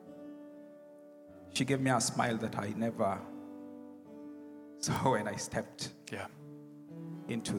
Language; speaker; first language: English; non-native, local second language; Luo (Kenya and Tanzania)